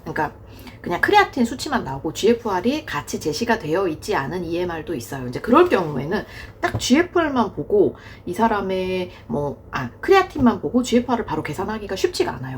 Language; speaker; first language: Korean; native; Korean